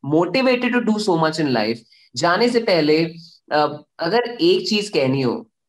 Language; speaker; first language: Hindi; native; Hindi